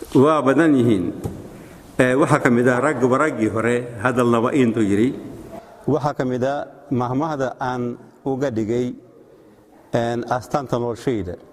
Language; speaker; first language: Somali; non-native, fluent; Russian